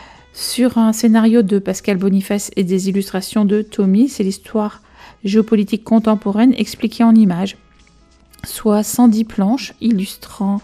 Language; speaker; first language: French; native; French